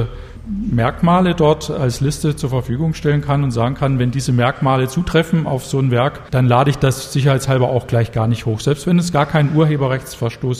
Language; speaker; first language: German; native; German